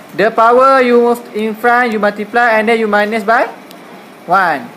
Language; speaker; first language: English; non-native, local second language; Malay